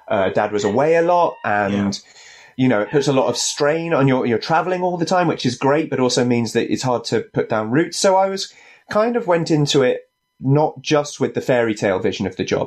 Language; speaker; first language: English; native; English